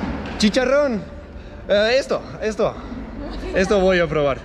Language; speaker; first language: Spanish; non-native, learner; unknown